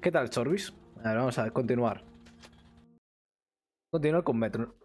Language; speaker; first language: Spanish; native; Spanish